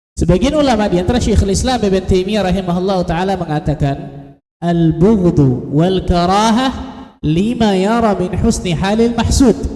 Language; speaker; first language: Indonesian; native; Indonesian